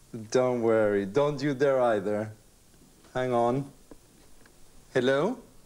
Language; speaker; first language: English; non-native, fluent; Spanish